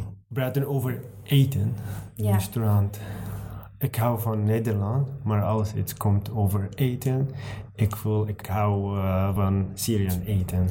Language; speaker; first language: Dutch; non-native, learner; Arabic